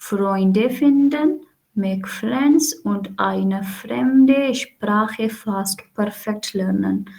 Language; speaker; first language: German; non-native, learner; Urdu